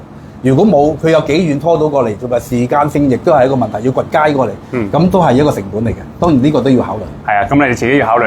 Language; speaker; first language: Cantonese; native; Cantonese